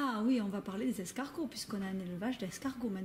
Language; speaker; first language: French; native; French